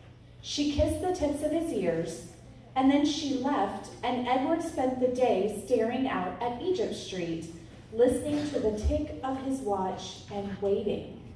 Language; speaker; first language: English; native; English